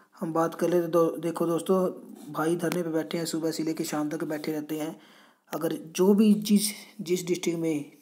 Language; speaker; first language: Hindi; non-native, local second language; Punjabi